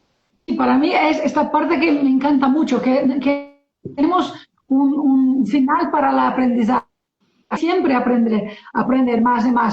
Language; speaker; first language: Spanish; non-native, learner; Portuguese